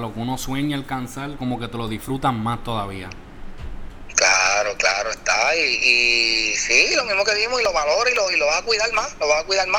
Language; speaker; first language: Spanish; native; Spanish